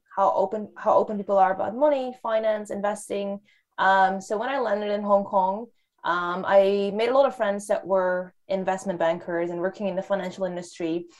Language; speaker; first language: English; non-native, fluent; Dutch